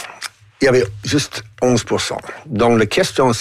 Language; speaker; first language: French; non-native, fluent; English